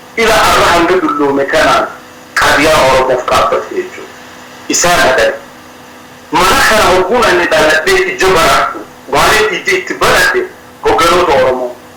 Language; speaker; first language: Oromo; early bilingual, heritage; Somali